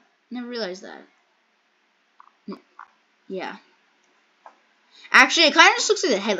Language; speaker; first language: English; native; English